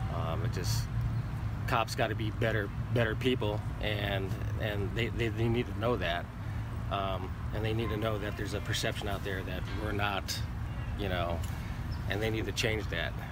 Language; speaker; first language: English; native; English